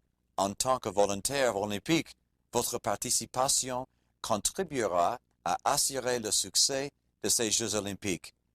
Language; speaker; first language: French; non-native, fluent; English